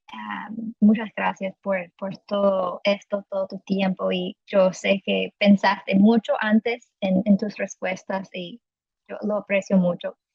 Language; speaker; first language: Spanish; non-native, fluent; English